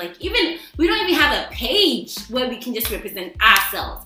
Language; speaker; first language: English; non-native, local second language; Akan